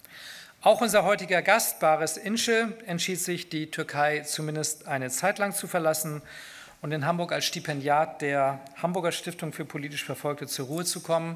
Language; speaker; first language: German; native; German